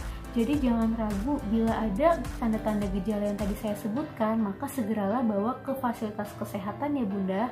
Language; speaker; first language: Indonesian; native; Indonesian